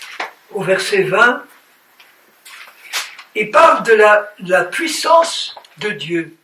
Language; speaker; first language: French; native; French